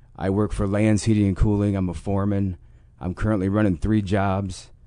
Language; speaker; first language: English; native; English